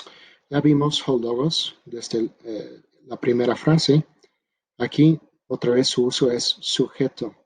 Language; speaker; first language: Spanish; non-native, fluent; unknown